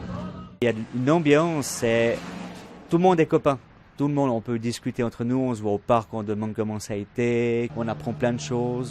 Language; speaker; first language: French; native; French